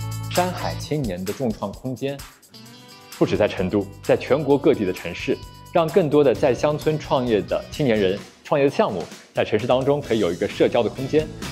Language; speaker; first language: Chinese; native; Chinese